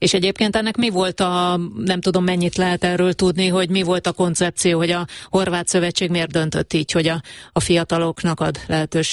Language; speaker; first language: Hungarian; native; Hungarian